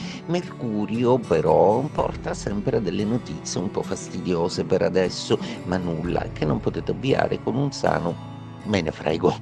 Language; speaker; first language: Italian; native; Italian